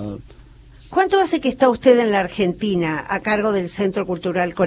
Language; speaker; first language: Spanish; native; Spanish